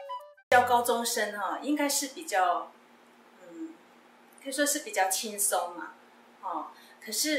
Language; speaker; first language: Chinese; non-native, local second language; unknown